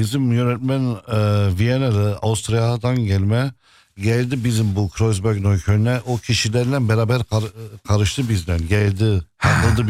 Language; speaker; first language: Turkish; non-native, fluent; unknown